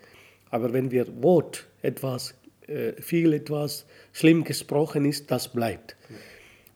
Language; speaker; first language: German; non-native, learner; Tamil